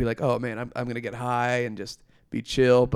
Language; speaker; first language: English; native; English